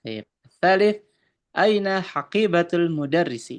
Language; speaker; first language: Arabic; non-native, fluent; Indonesian